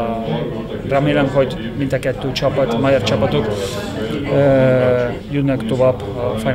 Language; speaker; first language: Hungarian; non-native, learner; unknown